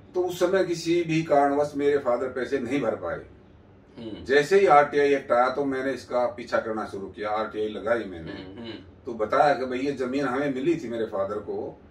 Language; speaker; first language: Hindi; native; Hindi